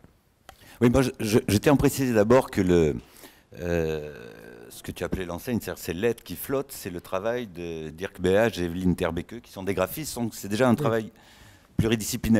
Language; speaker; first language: French; native; French